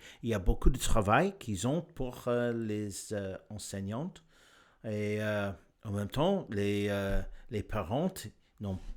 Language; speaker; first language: French; non-native, learner; English